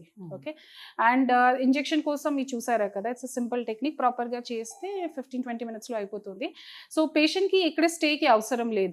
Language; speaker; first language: Telugu; non-native, fluent; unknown